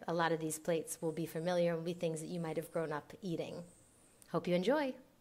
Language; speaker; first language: English; native; English